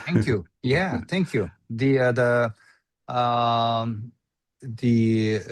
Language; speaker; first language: English; non-native, learner; Japanese